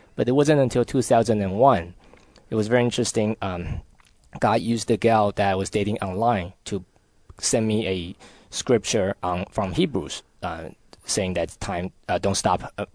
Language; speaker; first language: English; early bilingual, other home language; Chinese